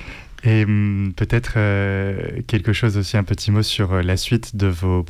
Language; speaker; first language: French; native; French